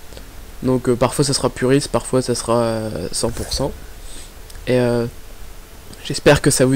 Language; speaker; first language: French; native; French